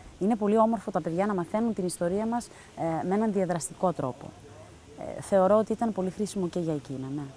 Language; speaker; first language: Greek; early bilingual, heritage; Greek